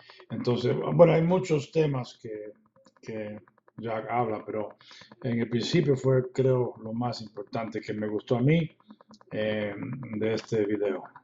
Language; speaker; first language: Spanish; non-native, fluent; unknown